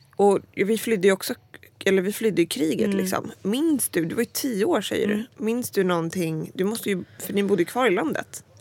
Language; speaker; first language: Swedish; early bilingual, other home language; Croatian